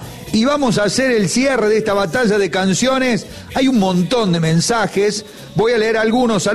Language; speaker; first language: Spanish; native; Spanish